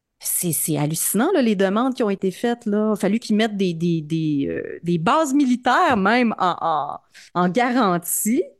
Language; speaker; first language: French; native; French